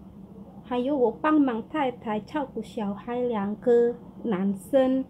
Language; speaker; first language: Chinese; non-native, learner; Indonesian